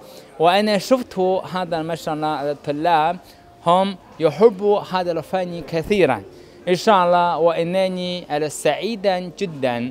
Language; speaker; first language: Arabic; non-native, fluent; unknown